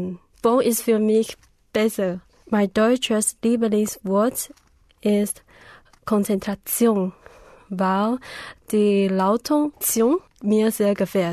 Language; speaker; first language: German; non-native, learner; Chinese